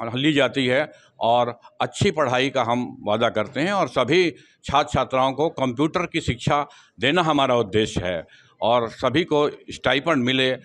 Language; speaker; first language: Hindi; native; Hindi